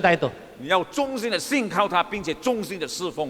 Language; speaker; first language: Chinese; early bilingual, heritage; Chinese